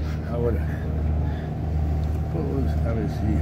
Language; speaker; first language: Portuguese; native; Portuguese